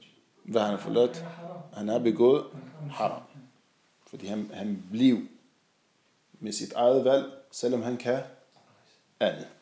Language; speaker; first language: Danish; non-native, fluent; Arabic